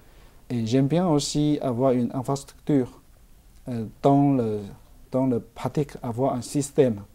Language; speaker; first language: French; non-native, fluent; Chinese